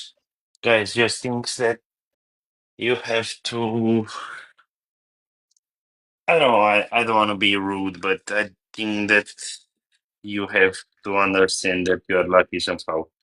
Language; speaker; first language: English; non-native, learner; Bulgarian